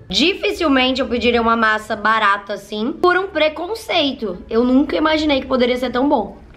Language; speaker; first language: Portuguese; native; Portuguese